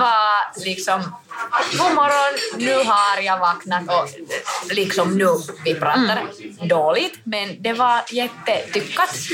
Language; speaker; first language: Swedish; non-native, learner; Finnish